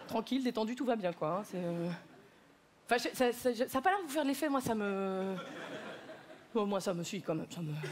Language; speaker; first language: French; native; French